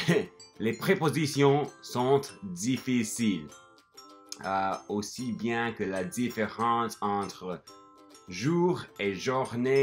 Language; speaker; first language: French; non-native, learner; English